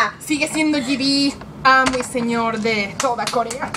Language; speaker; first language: Spanish; native; Spanish